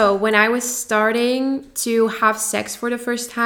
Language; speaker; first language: English; non-native, fluent; Dutch